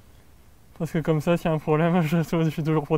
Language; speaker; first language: French; native; French